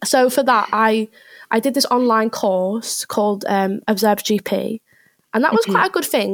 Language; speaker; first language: English; native; English